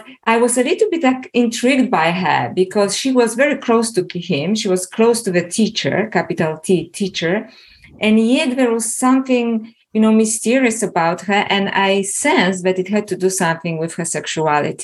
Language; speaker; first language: English; non-native, fluent; Polish